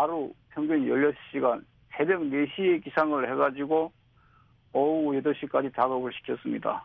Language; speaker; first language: Korean; native; Korean